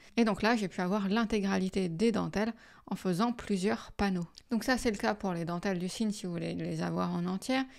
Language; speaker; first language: French; native; French